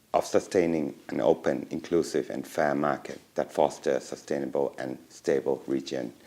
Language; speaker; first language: English; non-native, fluent; Thai